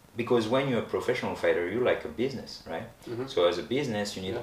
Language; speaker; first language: English; non-native, fluent; French